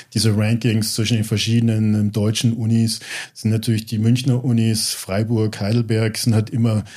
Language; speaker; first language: German; early bilingual, other home language; English